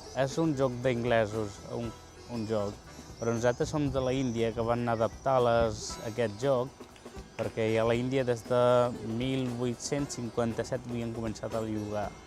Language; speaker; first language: Catalan; non-native, learner; Punjabi